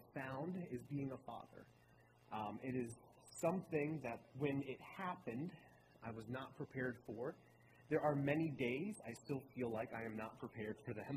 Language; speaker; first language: English; native; English